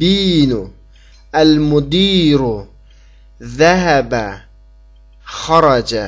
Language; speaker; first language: Arabic; non-native, fluent; Uyghur